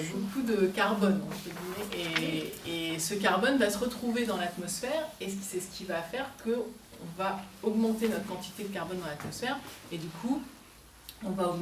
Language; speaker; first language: French; native; French